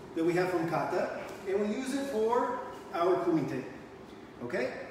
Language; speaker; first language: English; native; English